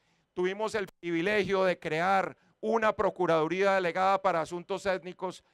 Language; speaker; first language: Spanish; native; Spanish